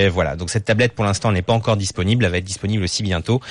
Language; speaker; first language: French; native; French